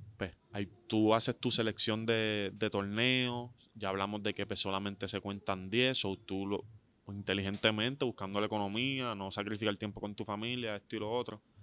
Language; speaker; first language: Spanish; native; Spanish